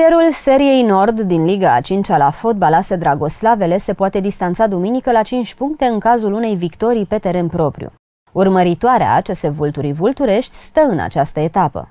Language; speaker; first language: Romanian; native; Romanian